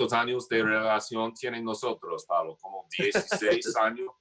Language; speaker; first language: Spanish; non-native, learner; English